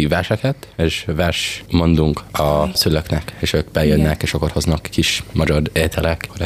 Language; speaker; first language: Hungarian; early bilingual, heritage; English